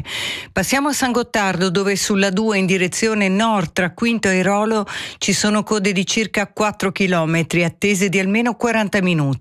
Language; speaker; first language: Italian; native; Italian